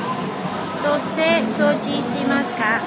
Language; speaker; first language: Japanese; non-native, learner; Cantonese